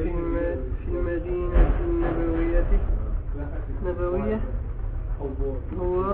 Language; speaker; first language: Arabic; non-native, learner; French